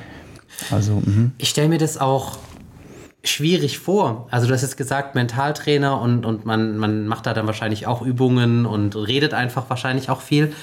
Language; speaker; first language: German; native; German